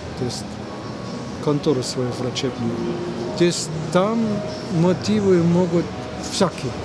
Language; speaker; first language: Russian; non-native, fluent; German